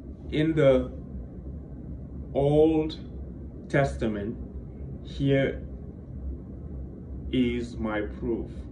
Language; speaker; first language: English; non-native, fluent; Wolof